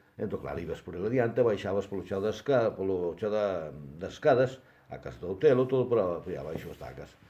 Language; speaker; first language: Galician; native; Galician